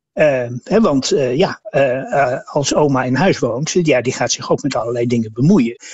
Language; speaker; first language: Dutch; native; Dutch